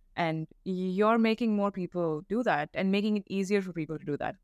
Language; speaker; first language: English; non-native, local second language; Tamil